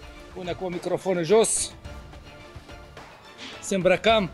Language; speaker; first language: Romanian; non-native, learner; Arabic